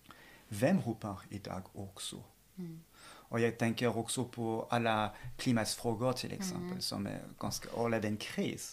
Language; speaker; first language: Swedish; non-native, fluent; French